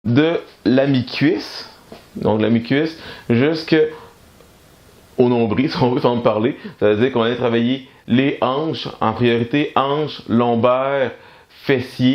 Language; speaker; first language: French; native; French